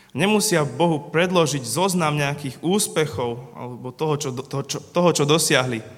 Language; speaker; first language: Slovak; native; Slovak